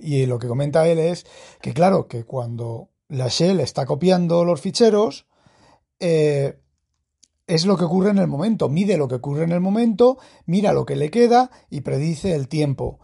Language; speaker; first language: Spanish; native; Spanish